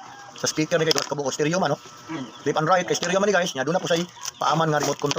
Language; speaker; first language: Cebuano; native; Cebuano